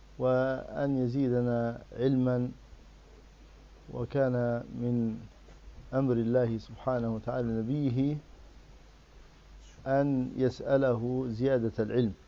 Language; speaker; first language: Arabic; native; Arabic